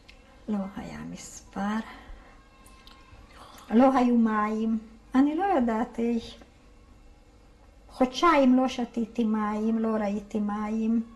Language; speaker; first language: Hebrew; non-native, fluent; Hungarian